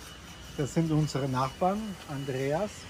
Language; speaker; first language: German; non-native, fluent; Italian